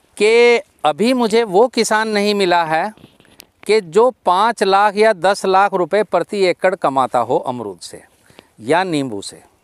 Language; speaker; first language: Hindi; native; Hindi